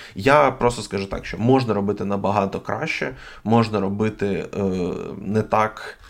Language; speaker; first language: Ukrainian; non-native, local second language; Russian